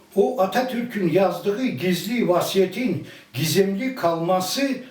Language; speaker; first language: Turkish; early bilingual, other home language; Azerbaijani